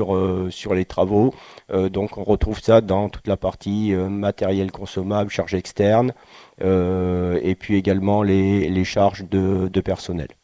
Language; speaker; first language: French; native; French